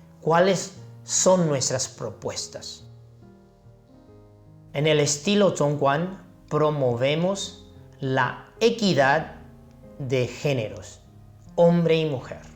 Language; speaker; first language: Spanish; non-native, fluent; Chinese